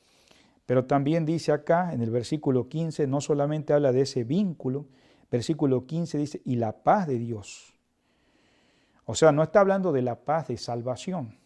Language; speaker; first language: Spanish; native; Spanish